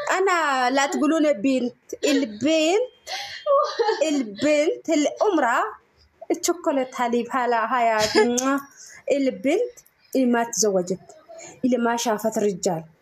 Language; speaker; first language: Arabic; non-native, learner; Oromo